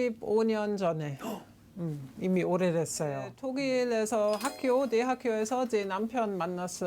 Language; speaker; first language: Korean; non-native, fluent; German